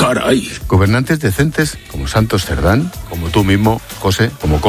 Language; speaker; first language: Spanish; native; Spanish